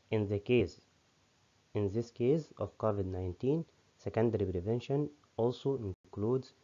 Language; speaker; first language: English; non-native, fluent; Arabic